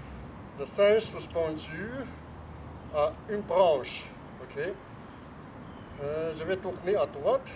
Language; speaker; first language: French; non-native, fluent; Chinese